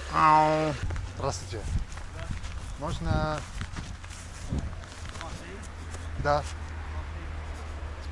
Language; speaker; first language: Russian; non-native, learner; English